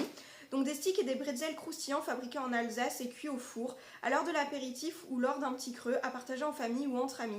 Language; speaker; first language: French; native; French